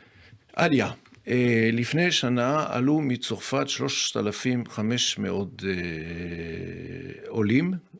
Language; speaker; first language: Hebrew; non-native, fluent; French